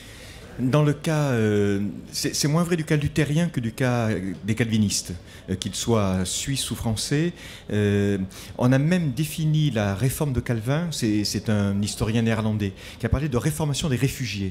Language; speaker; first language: French; native; French